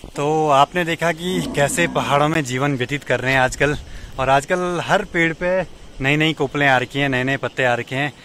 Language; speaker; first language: Hindi; native; Hindi